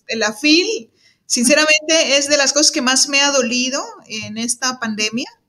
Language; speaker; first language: Spanish; native; Spanish